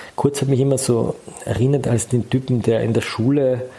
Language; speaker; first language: German; native; German